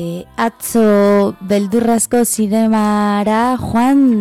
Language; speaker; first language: Basque; non-native, learner; Spanish